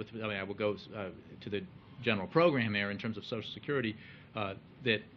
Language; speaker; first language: English; native; English